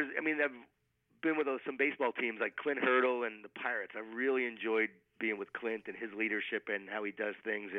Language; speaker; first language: English; native; English